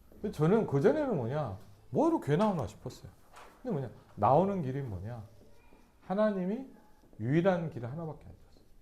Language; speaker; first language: Korean; native; Korean